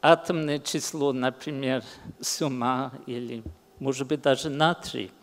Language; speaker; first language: Russian; early bilingual, heritage; English